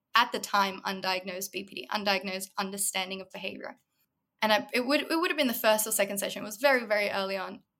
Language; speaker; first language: English; native; English